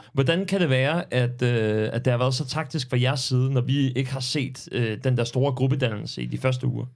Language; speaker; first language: Danish; native; Danish